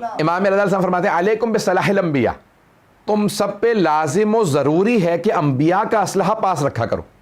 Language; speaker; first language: Urdu; native; Urdu